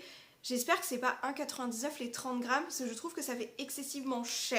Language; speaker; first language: French; native; French